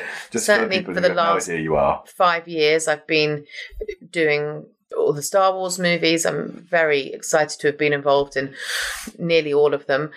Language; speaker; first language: English; native; English